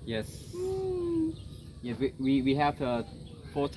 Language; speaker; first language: English; non-native, learner; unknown